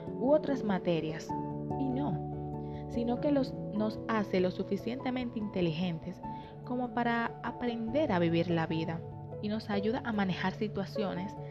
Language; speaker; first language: Spanish; native; Spanish